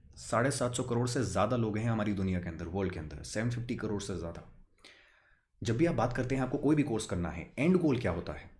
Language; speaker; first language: Hindi; native; Hindi